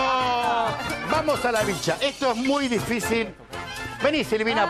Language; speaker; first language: Spanish; native; Spanish